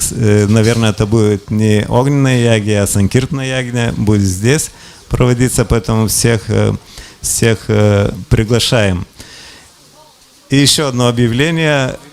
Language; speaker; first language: Russian; non-native, local second language; Lithuanian